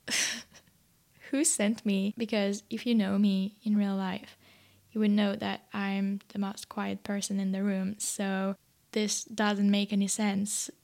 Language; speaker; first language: English; non-native, fluent; French